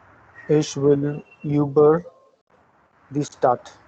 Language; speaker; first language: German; non-native, learner; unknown